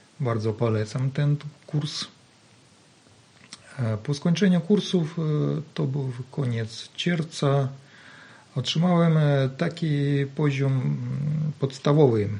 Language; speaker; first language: Polish; non-native, learner; Ukrainian